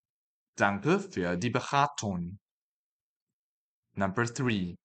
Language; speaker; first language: German; non-native, fluent; Chinese